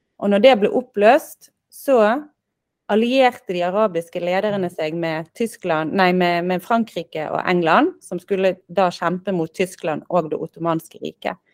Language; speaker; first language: Norwegian; native; Norwegian